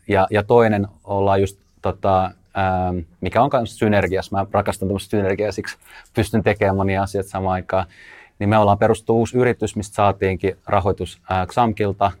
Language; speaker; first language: Finnish; early bilingual, other home language; Russian